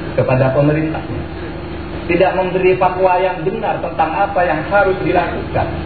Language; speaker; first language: Indonesian; non-native, local second language; Madurese